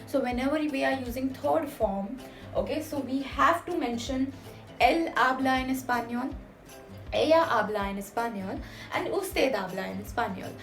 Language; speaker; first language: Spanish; non-native, fluent; Hindi